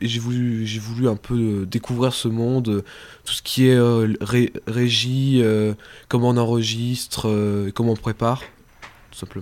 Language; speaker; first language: French; native; French